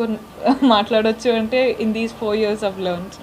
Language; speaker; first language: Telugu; non-native, local second language; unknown